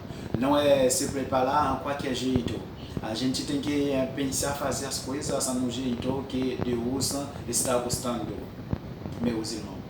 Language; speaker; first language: Portuguese; non-native, fluent; French